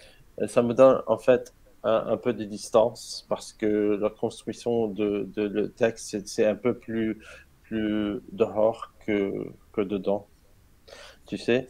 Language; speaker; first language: French; non-native, learner; Arabic